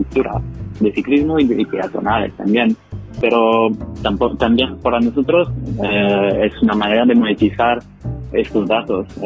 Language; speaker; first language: Spanish; non-native, fluent; French